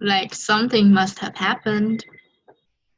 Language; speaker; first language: English; non-native, fluent; Vietnamese